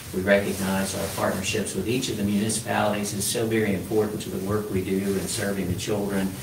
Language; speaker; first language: English; native; English